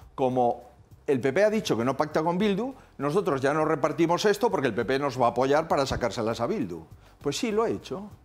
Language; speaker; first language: Spanish; native; Spanish